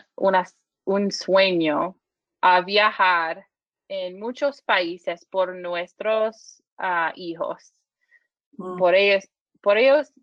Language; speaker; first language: Spanish; non-native, learner; English